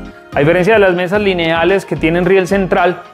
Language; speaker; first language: Spanish; native; Spanish